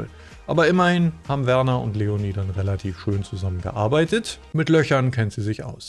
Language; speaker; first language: German; native; German